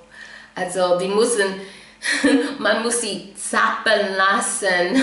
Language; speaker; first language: German; non-native, fluent; English